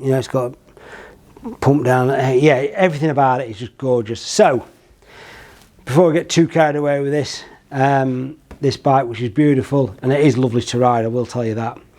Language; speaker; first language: English; native; English